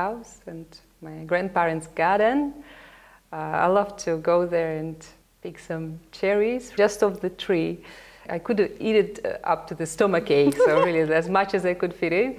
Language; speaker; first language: English; non-native, fluent; Russian